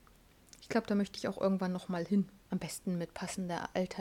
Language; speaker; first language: German; native; German